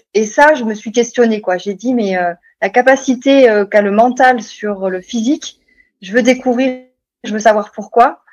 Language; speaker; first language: French; native; French